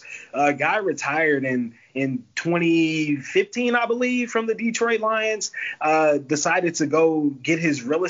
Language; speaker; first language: English; native; English